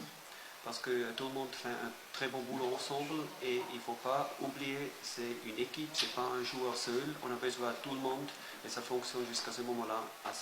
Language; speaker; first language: French; non-native, fluent; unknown